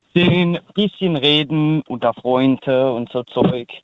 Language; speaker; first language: German; early bilingual, heritage; German